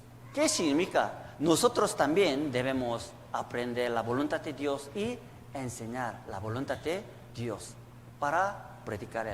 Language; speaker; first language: Spanish; non-native, learner; Korean